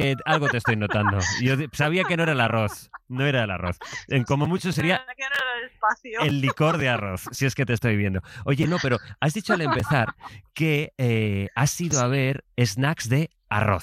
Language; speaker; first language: Spanish; native; Spanish